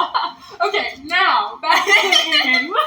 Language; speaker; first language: English; native; English